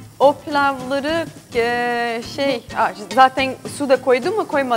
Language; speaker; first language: Turkish; non-native, learner; Portuguese